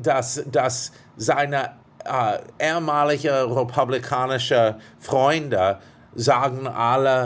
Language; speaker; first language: German; non-native, fluent; English